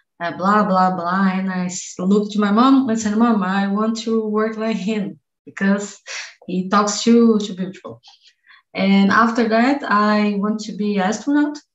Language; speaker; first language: English; non-native, learner; Portuguese